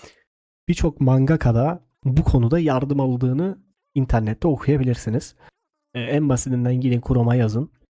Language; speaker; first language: Turkish; native; Turkish